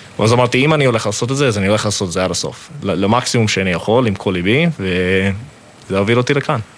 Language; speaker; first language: Hebrew; non-native, fluent; English